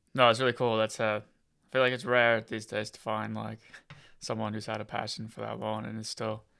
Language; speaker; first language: English; native; English